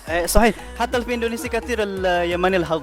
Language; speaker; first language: Arabic; non-native, learner; Indonesian